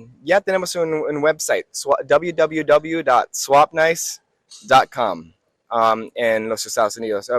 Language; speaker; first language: Spanish; non-native, learner; English